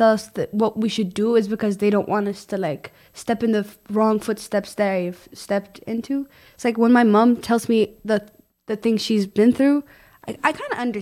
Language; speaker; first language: English; non-native, fluent; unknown